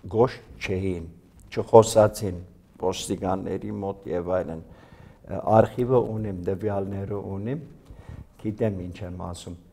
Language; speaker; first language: Armenian; early bilingual, heritage; Armenian